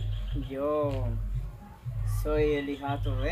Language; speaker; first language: Spanish; native; Spanish